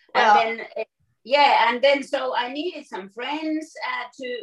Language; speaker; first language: English; non-native, fluent; Finnish